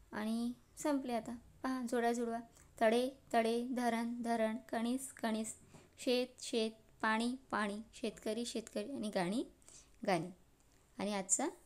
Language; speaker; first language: Marathi; non-native, local second language; Urdu